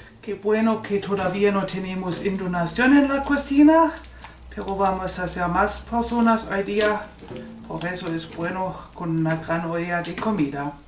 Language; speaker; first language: Spanish; non-native, fluent; Swedish